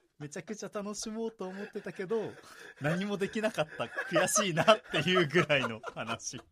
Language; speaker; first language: Japanese; native; Japanese